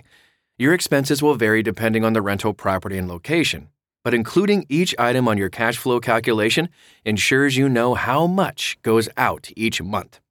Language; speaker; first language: English; native; English